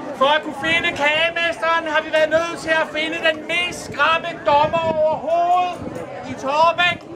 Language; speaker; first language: Danish; native; Danish